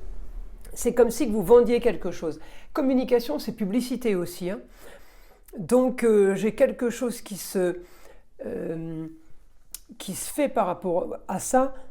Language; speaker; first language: French; native; French